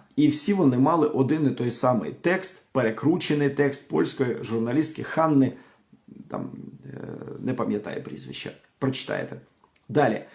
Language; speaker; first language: Ukrainian; non-native, local second language; Russian